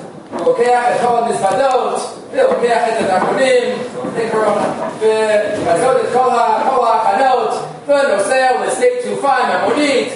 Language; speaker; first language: Hebrew; non-native, fluent; English